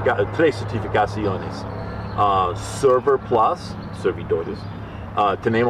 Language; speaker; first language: Spanish; non-native, learner; English